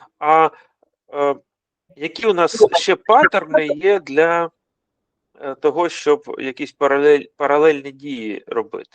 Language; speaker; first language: Ukrainian; non-native, local second language; Russian